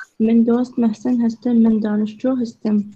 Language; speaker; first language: Persian; non-native, learner; Arabic